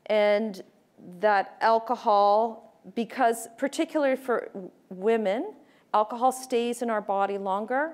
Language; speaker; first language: English; native; English